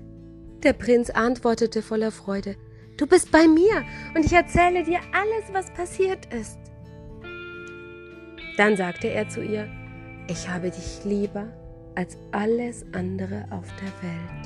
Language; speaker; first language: German; native; German